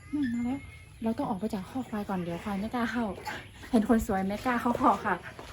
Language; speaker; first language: Thai; non-native, local second language; Western Kayah